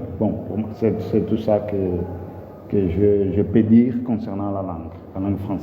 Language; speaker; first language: French; non-native, fluent; Portuguese